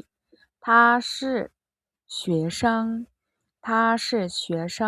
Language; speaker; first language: Chinese; non-native, fluent; Mongolian